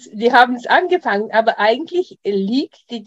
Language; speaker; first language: German; non-native, fluent; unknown